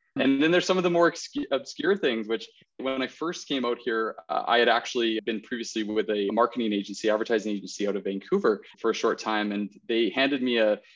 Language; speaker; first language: English; native; English